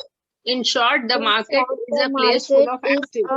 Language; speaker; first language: English; non-native, fluent; Hindi